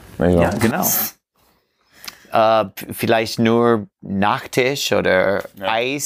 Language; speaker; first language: German; non-native, learner; English